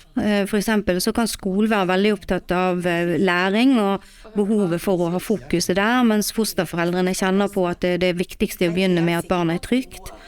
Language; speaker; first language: Norwegian; native; Norwegian